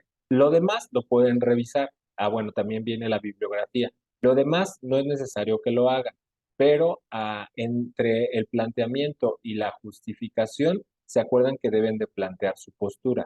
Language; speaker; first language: Spanish; native; Spanish